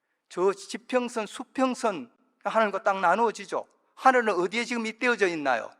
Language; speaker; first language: Korean; native; Korean